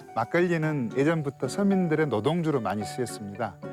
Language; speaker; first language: Korean; native; Korean